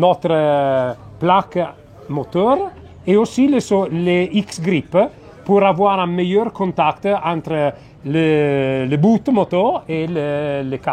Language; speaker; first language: French; non-native, fluent; Italian